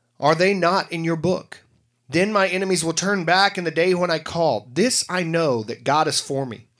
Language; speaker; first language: English; native; English